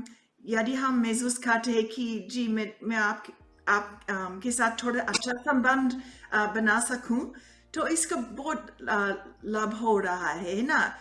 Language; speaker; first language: Hindi; non-native, fluent; Italian